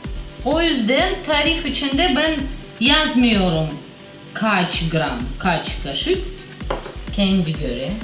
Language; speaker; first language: Turkish; non-native, learner; Russian